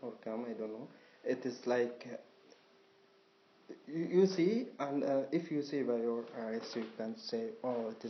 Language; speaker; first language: English; non-native, learner; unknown